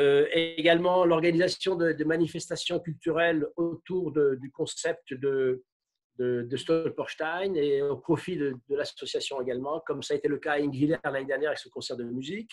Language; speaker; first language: French; native; French